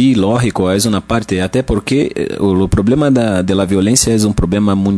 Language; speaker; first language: Spanish; non-native, learner; Portuguese